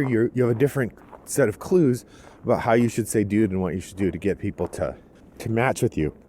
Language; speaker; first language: English; native; English